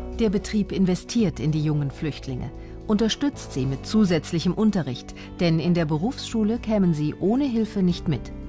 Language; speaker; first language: German; native; German